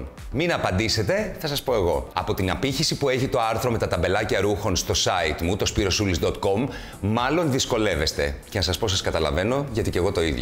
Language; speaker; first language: Greek; native; Greek